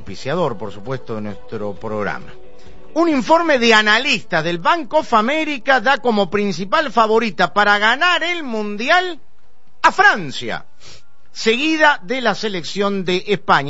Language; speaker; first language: Spanish; native; Spanish